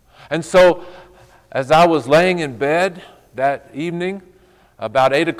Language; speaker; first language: English; native; English